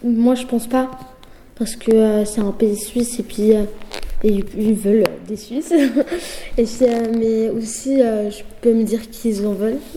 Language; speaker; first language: French; early bilingual, other home language; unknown